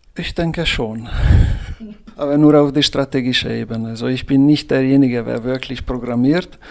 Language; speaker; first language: German; non-native, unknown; Hungarian